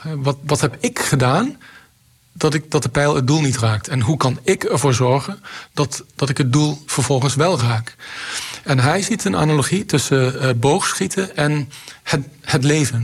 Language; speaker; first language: Dutch; native; Dutch